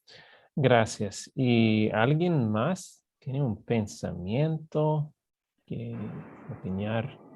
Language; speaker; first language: Spanish; non-native, fluent; English